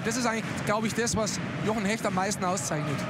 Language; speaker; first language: German; native; German